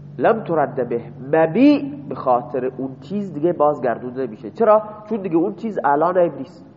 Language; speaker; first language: Persian; non-native, local second language; Baluchi